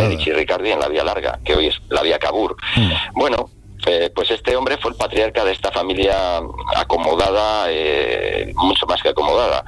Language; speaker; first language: Spanish; native; Spanish